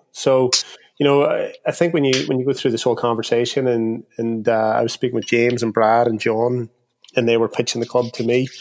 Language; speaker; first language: English; native; English